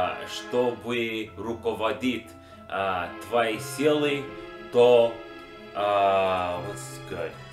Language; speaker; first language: Russian; non-native, learner; English